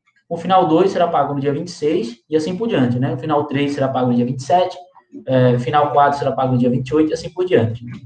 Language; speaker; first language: Portuguese; native; Portuguese